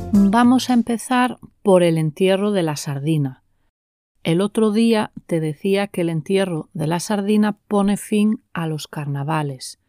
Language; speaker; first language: Spanish; native; Spanish